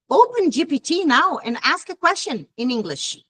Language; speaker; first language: English; non-native, fluent; Portuguese